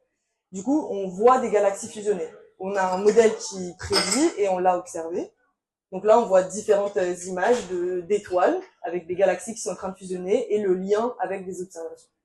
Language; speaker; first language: French; native; French